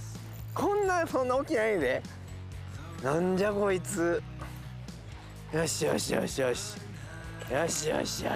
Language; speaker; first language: Japanese; native; Japanese